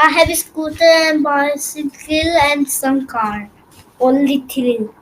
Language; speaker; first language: English; non-native, learner; Hindi